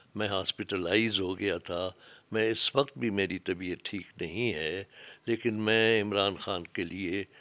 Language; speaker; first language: Urdu; non-native, local second language; Sindhi